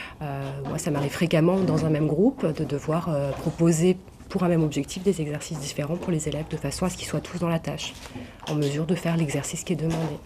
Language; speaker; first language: French; native; French